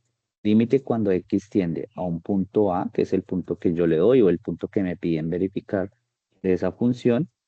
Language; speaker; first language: Spanish; native; Spanish